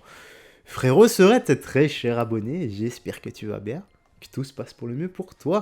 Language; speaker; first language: French; native; French